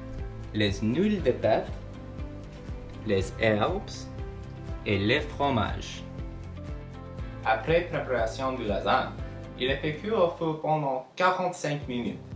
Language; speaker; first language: French; non-native, learner; English